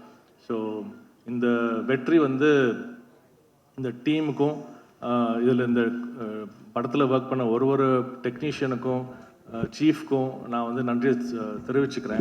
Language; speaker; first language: Tamil; native; Tamil